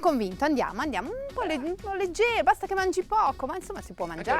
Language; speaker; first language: Italian; native; Italian